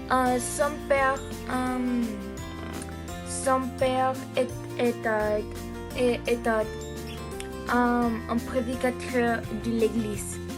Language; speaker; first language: French; non-native, learner; English